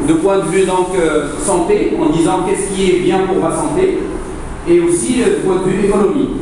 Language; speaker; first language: French; non-native, local second language; Arabic